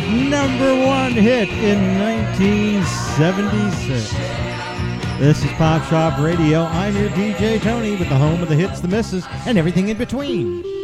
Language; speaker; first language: English; native; English